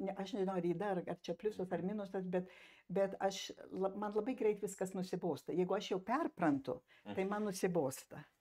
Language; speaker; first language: Lithuanian; early bilingual, heritage; Lithuanian